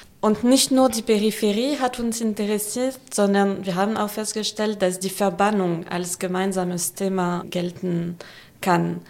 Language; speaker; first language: German; non-native, fluent; French